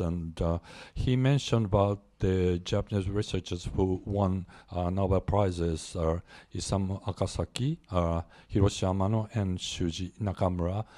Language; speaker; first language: English; non-native, fluent; Japanese